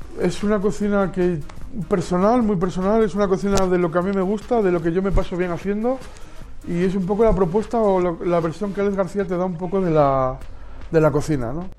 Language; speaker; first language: Spanish; native; Spanish